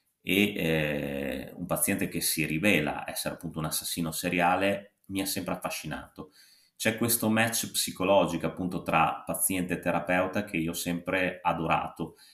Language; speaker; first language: Italian; native; Italian